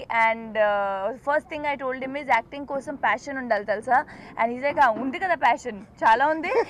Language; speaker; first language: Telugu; non-native, fluent; Punjabi